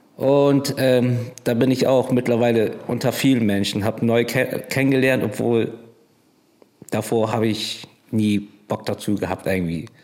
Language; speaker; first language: German; native; German